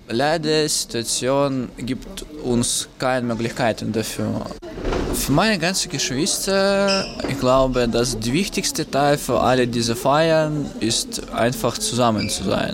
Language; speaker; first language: German; non-native, learner; Ukrainian